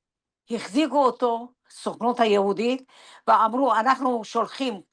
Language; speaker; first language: Hebrew; non-native, fluent; Persian